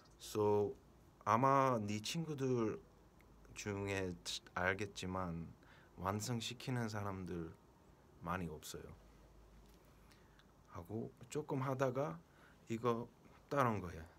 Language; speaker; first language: Korean; early bilingual, heritage; Korean